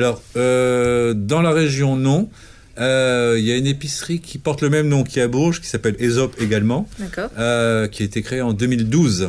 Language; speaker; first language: French; native; French